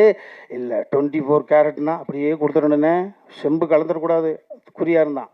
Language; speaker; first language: Tamil; native; Tamil